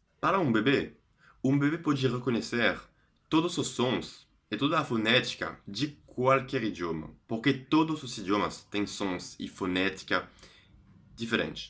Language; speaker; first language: Portuguese; non-native, fluent; French